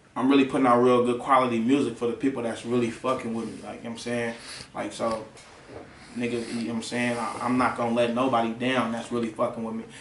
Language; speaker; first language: English; native; English